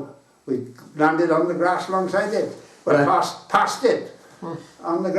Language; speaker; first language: English; native; English